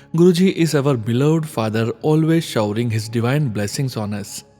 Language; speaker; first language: English; non-native, local second language; Hindi